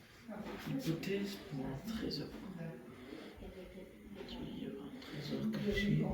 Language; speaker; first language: French; native; French